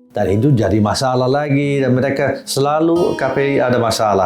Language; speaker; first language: Indonesian; non-native, fluent; Dutch